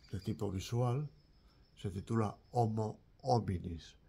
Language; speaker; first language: Spanish; native; Spanish